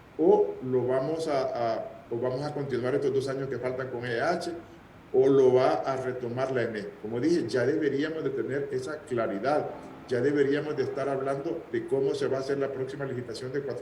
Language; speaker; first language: Spanish; native; Spanish